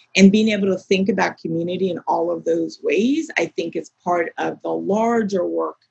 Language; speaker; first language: English; native; English